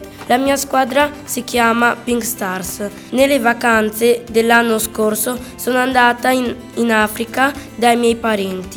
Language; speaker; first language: Italian; early bilingual, other home language; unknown